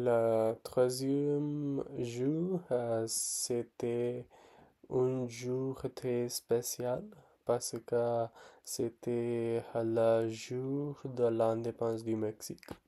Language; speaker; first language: French; non-native, learner; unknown